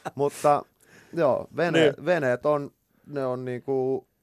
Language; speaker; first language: Finnish; native; Finnish